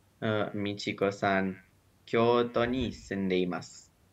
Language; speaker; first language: Japanese; non-native, learner; Romanian